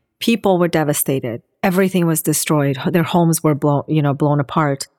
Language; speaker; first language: English; non-native, fluent; Assyrian Neo-Aramaic